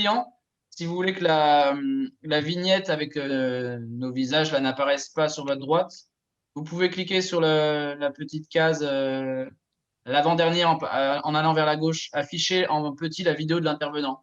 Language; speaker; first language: French; native; French